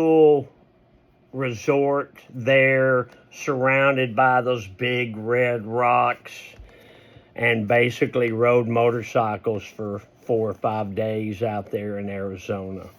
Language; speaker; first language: English; native; English